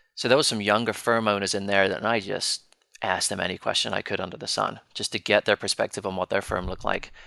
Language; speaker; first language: English; native; English